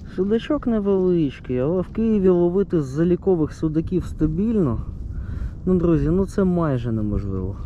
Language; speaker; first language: Ukrainian; non-native, local second language; Russian